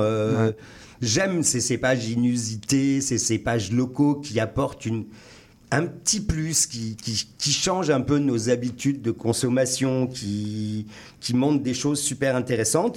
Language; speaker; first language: French; native; French